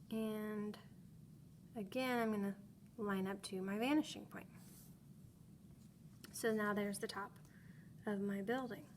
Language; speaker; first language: English; native; English